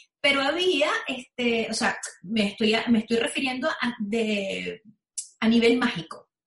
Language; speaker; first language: Spanish; native; Spanish